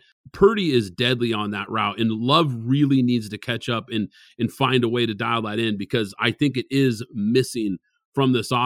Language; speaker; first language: English; native; English